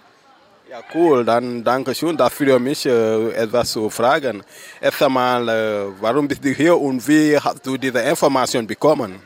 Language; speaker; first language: German; non-native, learner; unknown